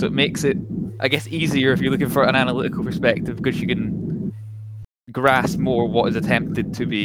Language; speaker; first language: English; native; English